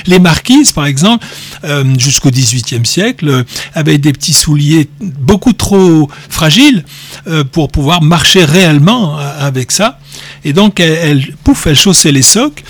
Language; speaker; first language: French; native; French